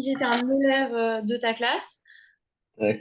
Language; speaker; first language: French; native; French